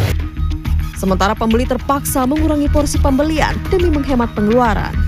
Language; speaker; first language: Indonesian; native; Indonesian